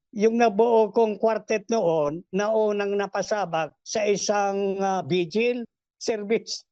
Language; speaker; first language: Filipino; native; Filipino